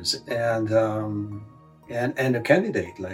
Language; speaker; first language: English; non-native, fluent; French